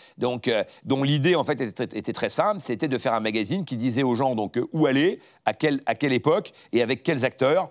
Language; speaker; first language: French; native; French